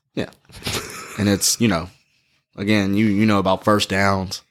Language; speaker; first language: English; native; English